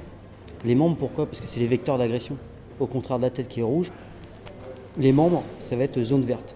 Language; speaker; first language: French; native; French